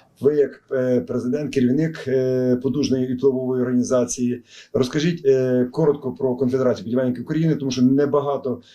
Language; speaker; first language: Ukrainian; native; Ukrainian